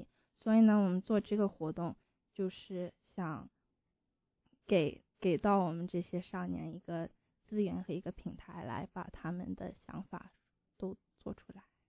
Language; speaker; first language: Chinese; early bilingual, heritage; Chinese